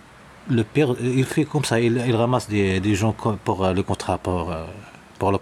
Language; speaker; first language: French; non-native, learner; Arabic